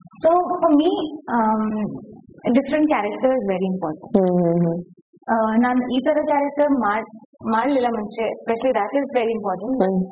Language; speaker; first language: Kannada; non-native, learner; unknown